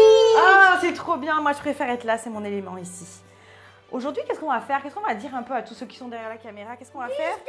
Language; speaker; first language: French; native; French